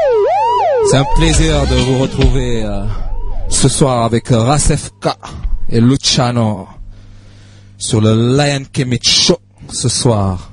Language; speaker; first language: French; native; French